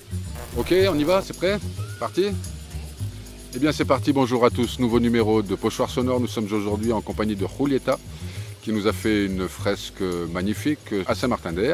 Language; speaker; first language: French; native; French